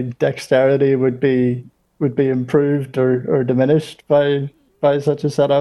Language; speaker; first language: English; native; English